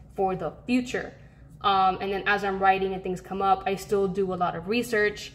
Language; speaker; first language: English; native; English